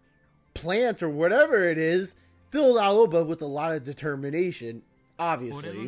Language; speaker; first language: English; native; English